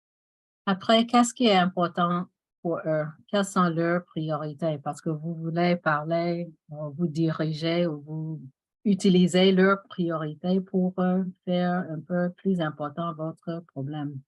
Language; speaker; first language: French; non-native, fluent; English